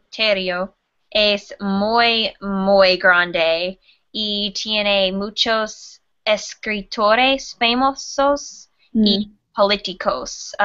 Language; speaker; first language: Spanish; non-native, learner; English